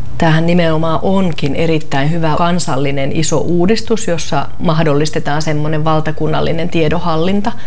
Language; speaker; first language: Finnish; native; Finnish